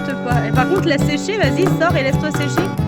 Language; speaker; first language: French; native; French